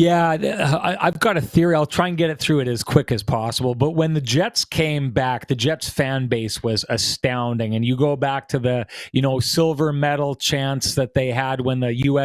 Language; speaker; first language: English; native; English